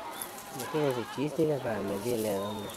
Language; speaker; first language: Spanish; native; Spanish